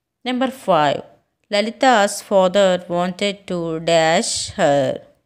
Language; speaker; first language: English; non-native, local second language; Telugu